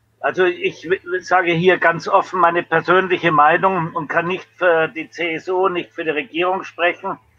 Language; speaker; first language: German; native; German